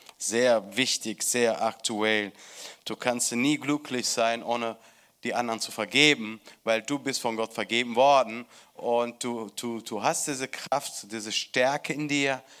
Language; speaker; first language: German; non-native, fluent; Italian